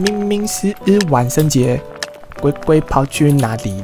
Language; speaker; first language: Chinese; native; Chinese